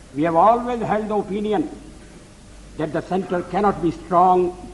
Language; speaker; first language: English; non-native, local second language; Hindi